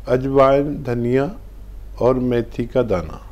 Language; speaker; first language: Hindi; native; Hindi